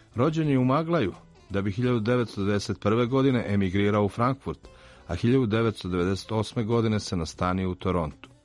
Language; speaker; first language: Serbian; native; Serbian